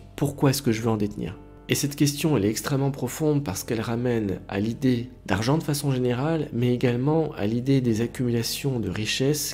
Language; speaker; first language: French; native; French